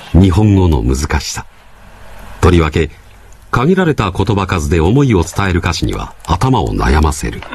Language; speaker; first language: Japanese; native; Japanese